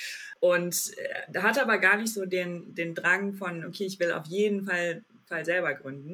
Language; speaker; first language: German; native; German